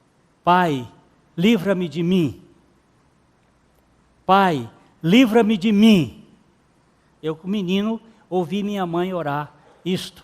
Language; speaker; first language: Portuguese; native; Portuguese